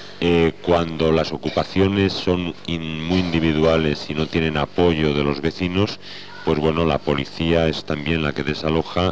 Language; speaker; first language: Spanish; native; Spanish